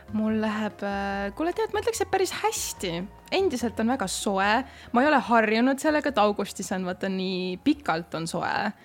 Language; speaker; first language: Estonian; native; Estonian